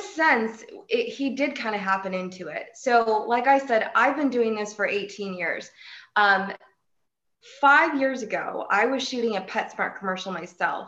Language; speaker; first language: English; native; English